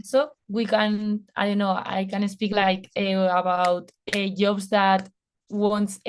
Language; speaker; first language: English; non-native, fluent; Spanish